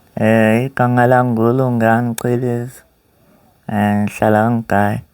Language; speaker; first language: Zulu; native; Zulu